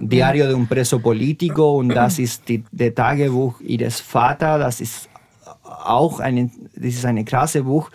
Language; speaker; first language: German; non-native, fluent; Spanish